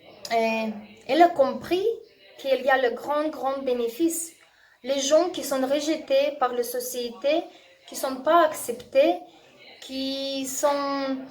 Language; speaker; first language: French; non-native, learner; Russian